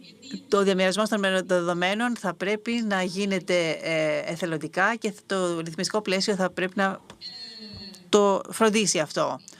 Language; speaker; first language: Greek; native; Greek